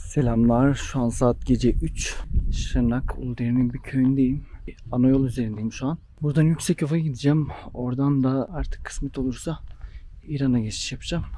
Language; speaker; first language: Turkish; non-native, local second language; Kurdish